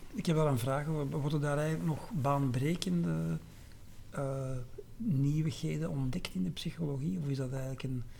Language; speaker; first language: Dutch; native; Dutch